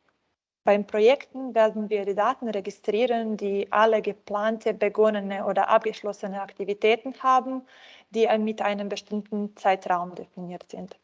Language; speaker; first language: German; non-native, fluent; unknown